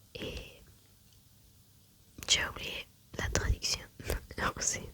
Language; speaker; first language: French; non-native, learner; German